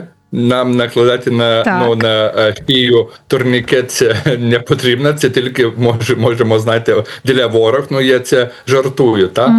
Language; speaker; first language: Ukrainian; non-native, learner; Lithuanian